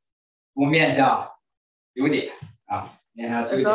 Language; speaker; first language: Chinese; native; Chinese